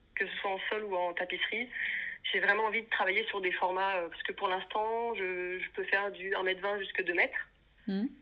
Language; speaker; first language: French; native; French